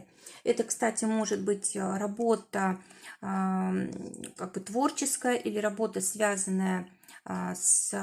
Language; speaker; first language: Russian; native; Russian